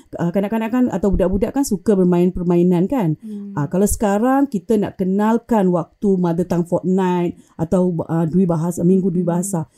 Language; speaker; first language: Malay; native; Malay